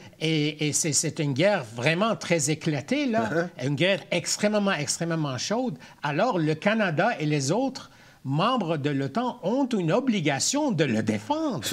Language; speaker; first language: French; non-native, local second language; Armenian